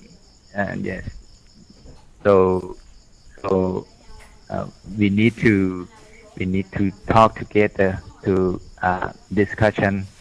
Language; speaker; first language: English; non-native, learner; Thai